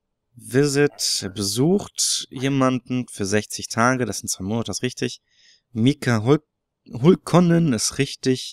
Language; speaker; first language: German; native; German